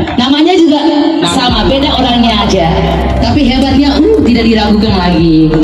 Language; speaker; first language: Indonesian; non-native, local second language; Tetum